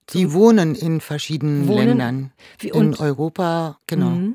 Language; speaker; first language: German; non-native, fluent; Arabic